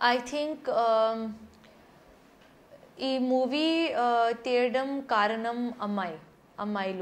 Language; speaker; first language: Telugu; non-native, learner; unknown